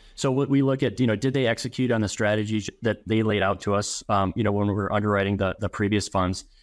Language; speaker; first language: English; native; English